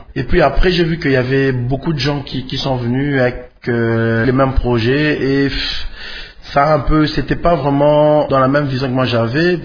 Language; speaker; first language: French; non-native, local second language; Lingala